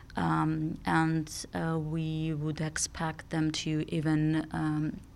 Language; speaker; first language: English; non-native, fluent; Georgian